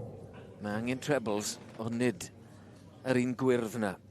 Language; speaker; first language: Welsh; native; Welsh